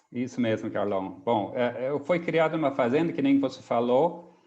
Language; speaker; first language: Portuguese; non-native, fluent; English